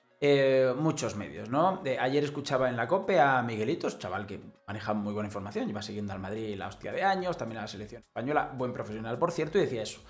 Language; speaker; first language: Spanish; native; Spanish